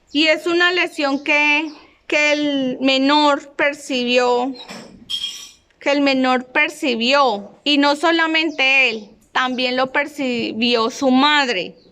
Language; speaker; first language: Spanish; native; Spanish